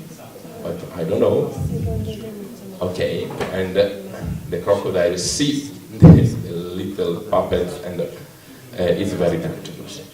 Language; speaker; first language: English; non-native, learner; Italian